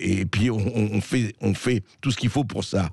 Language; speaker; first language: French; native; French